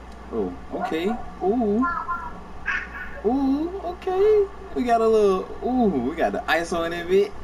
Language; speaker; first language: English; native; English